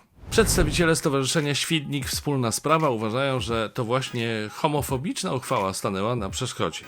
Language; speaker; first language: Polish; native; Polish